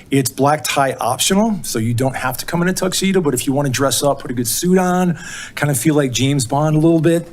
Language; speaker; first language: English; native; English